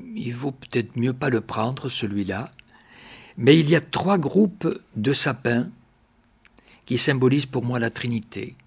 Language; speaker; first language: French; native; French